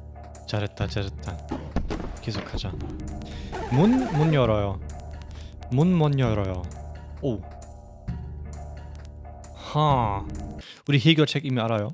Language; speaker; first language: Korean; non-native, fluent; German